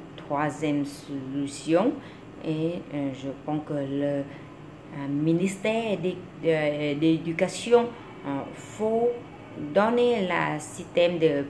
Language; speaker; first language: French; non-native, learner; Vietnamese